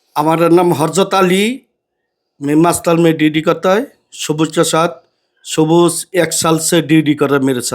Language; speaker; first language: Hindi; non-native, learner; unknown